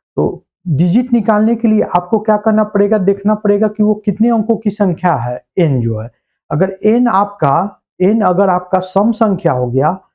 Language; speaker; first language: Hindi; native; Hindi